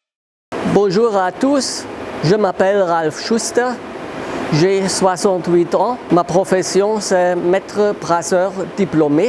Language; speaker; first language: French; non-native, fluent; German